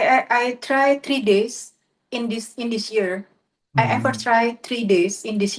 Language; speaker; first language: English; non-native, learner; Indonesian